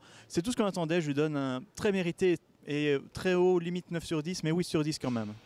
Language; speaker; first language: French; native; French